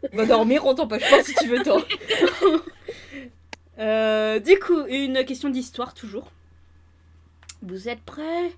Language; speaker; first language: French; native; French